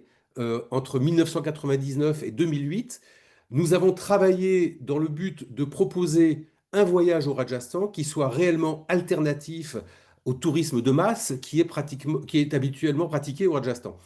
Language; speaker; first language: French; native; French